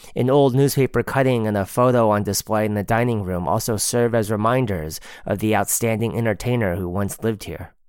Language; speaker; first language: English; native; English